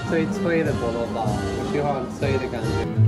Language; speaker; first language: Chinese; non-native, fluent; English